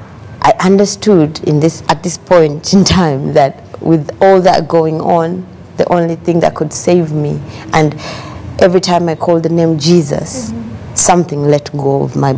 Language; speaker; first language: English; non-native, local second language; Ganda